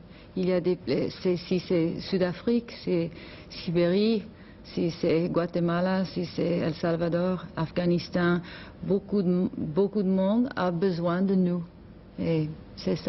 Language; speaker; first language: French; non-native, learner; English